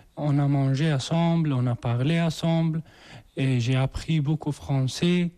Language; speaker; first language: French; non-native, learner; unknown